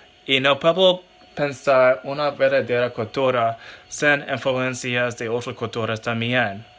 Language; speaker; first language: Spanish; non-native, learner; English